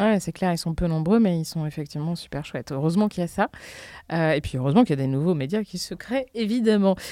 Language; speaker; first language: French; native; French